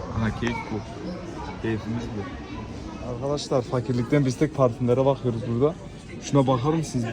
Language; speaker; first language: Turkish; early bilingual, heritage; Turkish